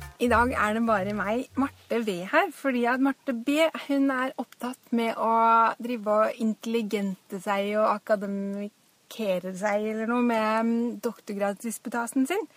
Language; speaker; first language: Norwegian; native; Norwegian